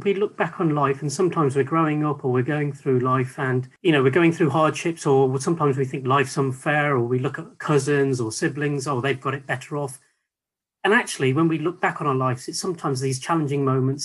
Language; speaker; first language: English; native; English